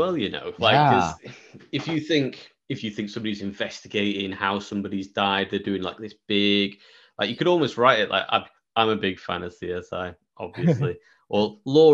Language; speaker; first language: English; native; English